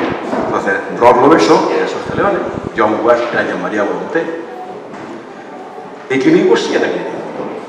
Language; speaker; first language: Spanish; native; Spanish